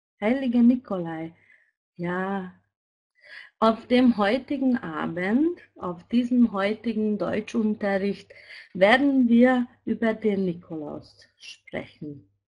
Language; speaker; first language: German; non-native, fluent; Hungarian